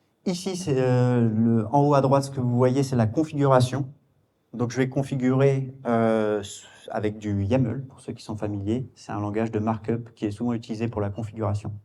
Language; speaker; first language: French; native; French